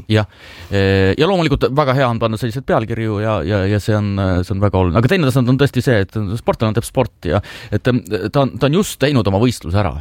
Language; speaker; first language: Estonian; native; Estonian